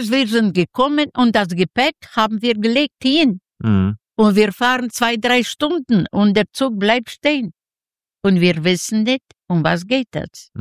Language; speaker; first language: German; non-native, learner; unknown